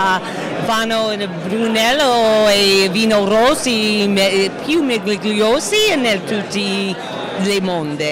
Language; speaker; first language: Italian; non-native, learner; English